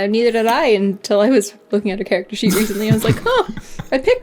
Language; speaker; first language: English; native; English